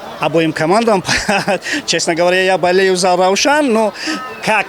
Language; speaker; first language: Russian; non-native, local second language; Tajik